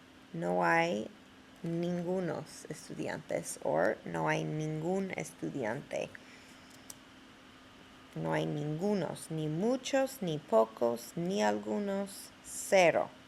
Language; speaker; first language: Spanish; non-native, fluent; English